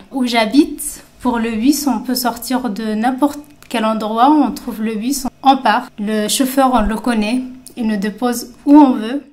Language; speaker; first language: French; non-native, local second language; Arabic